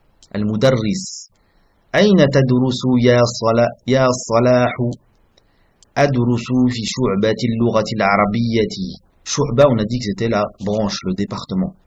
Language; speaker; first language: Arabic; non-native, fluent; French